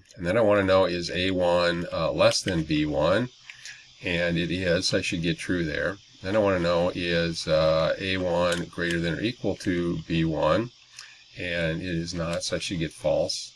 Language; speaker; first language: English; native; English